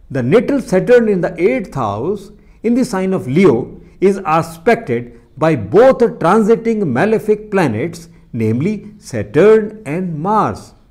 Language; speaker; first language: English; non-native, local second language; Hindi